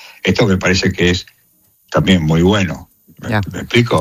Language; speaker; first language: Spanish; native; Spanish